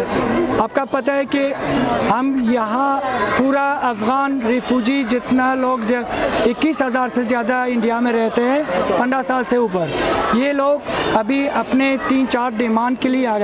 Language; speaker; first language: Hindi; non-native, fluent; Persian